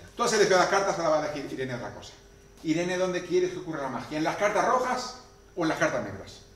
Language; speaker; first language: Spanish; native; Spanish